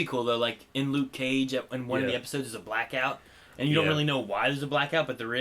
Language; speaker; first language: English; native; English